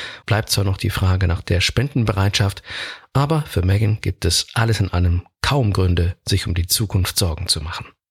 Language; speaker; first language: German; native; German